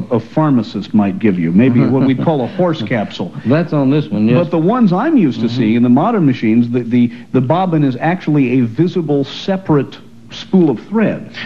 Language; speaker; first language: English; native; English